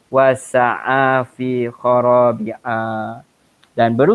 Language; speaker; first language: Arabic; non-native, fluent; Malay